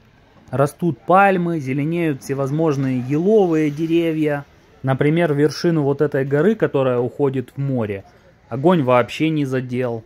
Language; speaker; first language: Russian; native; Russian